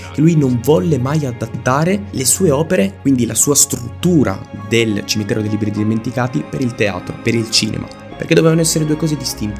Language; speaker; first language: Italian; native; Italian